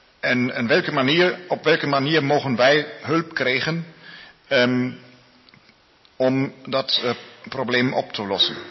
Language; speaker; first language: Dutch; non-native, learner; Spanish